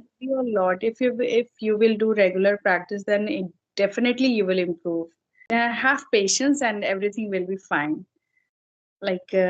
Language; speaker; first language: English; non-native, fluent; Hindi